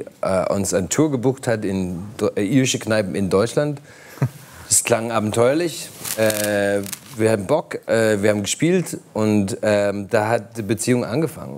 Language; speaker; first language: German; non-native, fluent; English